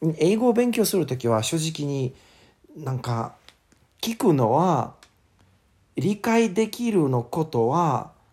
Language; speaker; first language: Japanese; non-native, learner; English